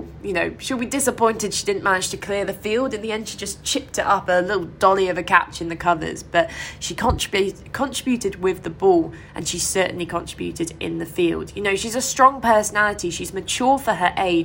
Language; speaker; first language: English; native; English